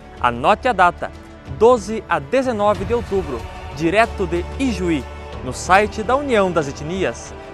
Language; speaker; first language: Portuguese; native; Portuguese